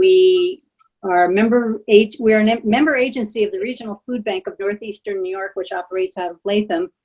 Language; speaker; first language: English; native; English